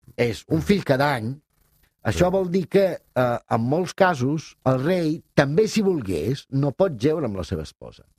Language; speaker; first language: Catalan; non-native, fluent; Italian